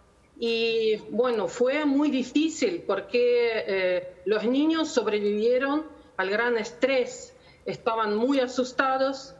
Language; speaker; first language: Spanish; non-native, learner; Ukrainian